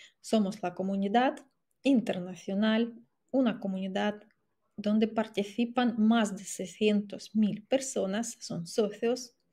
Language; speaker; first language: Spanish; non-native, fluent; Russian